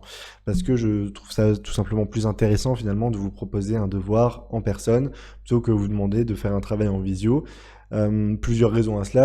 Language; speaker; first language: French; native; French